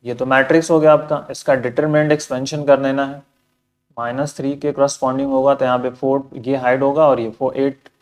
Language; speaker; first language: Hindi; native; Hindi